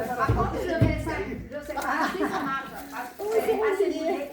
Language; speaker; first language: French; non-native, learner; Vietnamese